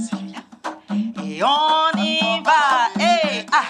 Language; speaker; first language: French; non-native, local second language; Haitian Creole